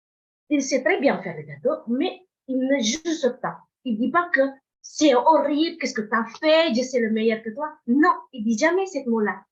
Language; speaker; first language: French; non-native, fluent; Indonesian